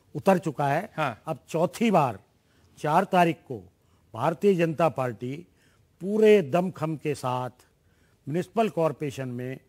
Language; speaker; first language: Hindi; native; Hindi